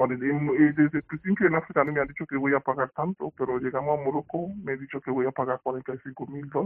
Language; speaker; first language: Spanish; non-native, learner; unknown